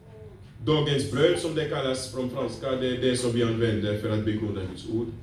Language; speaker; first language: Swedish; non-native, fluent; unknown